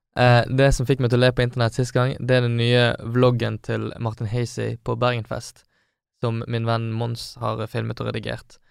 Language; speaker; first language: Norwegian; native; Norwegian